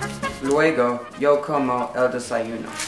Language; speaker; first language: Spanish; non-native, learner; English